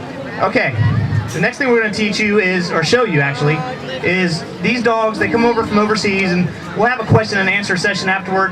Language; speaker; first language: English; native; English